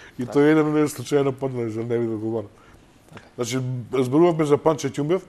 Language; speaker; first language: Macedonian; native; Macedonian